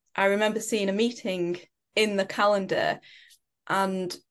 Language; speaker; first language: English; native; English